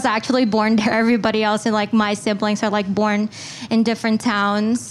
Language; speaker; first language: English; non-native, local second language; Filipino